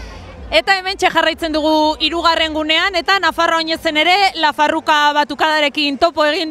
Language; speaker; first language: Basque; native; Basque